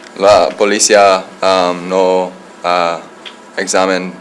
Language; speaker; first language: Spanish; non-native, learner; English